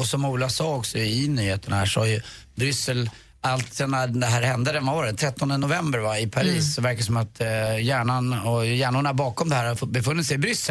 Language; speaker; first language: Swedish; native; Swedish